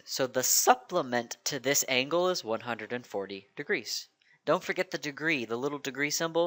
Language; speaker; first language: English; native; English